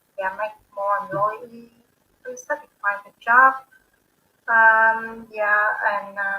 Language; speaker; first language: English; non-native, learner; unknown